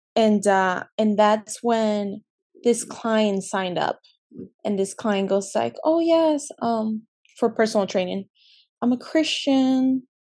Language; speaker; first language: English; early bilingual, other home language; Spanish